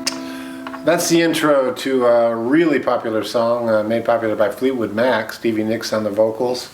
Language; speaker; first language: English; native; English